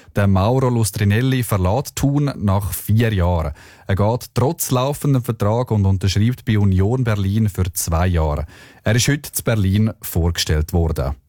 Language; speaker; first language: German; native; German